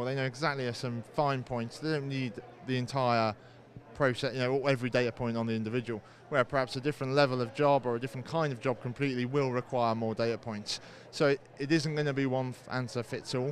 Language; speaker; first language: English; native; English